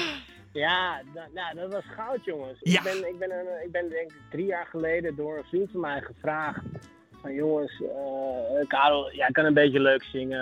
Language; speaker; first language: Dutch; native; Dutch